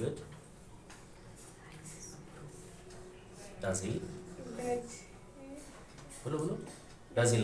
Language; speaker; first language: English; non-native, fluent; Hindi